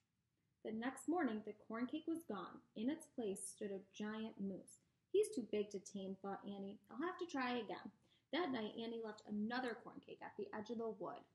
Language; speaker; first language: English; native; English